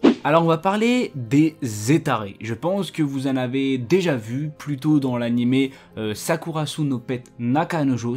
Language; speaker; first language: French; native; French